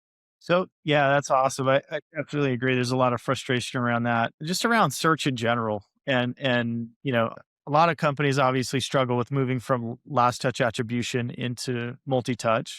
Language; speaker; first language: English; native; English